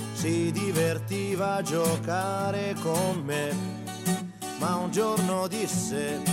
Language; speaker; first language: German; native; German